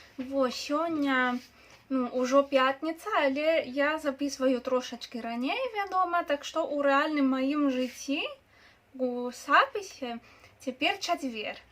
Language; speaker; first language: Belarusian; non-native, local second language; Russian